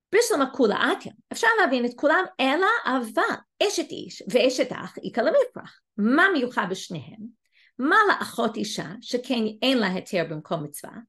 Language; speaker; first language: Hebrew; non-native, fluent; English